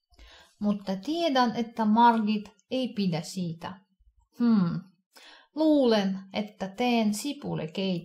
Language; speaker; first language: Finnish; non-native, fluent; Russian